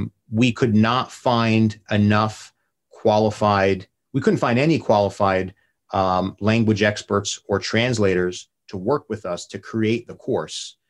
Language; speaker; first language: English; native; English